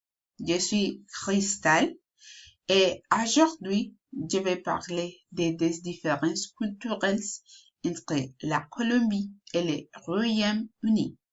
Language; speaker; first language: French; non-native, learner; Spanish